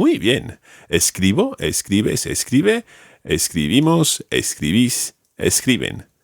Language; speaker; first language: Spanish; non-native, fluent; English